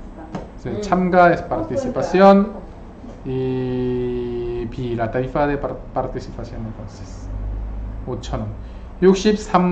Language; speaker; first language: Spanish; non-native, fluent; Korean